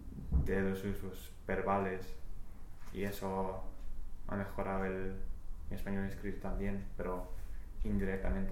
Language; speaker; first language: Spanish; non-native, fluent; English